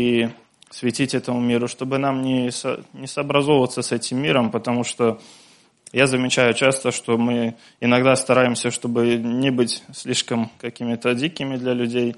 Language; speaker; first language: Russian; native; Russian